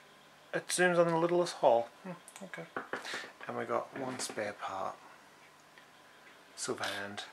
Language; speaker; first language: English; native; English